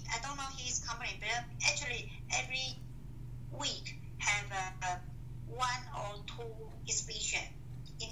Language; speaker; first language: English; non-native, learner; Chinese